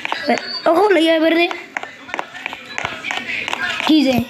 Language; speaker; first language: Spanish; native; Spanish